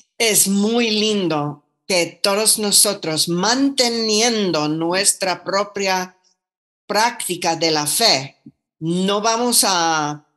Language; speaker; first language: Spanish; non-native, fluent; English